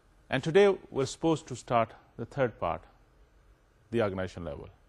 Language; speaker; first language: English; non-native, local second language; Urdu